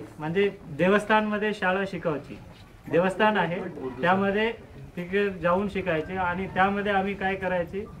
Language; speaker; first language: Marathi; non-native, fluent; Kannada